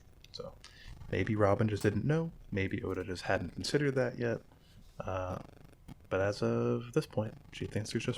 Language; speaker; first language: English; native; English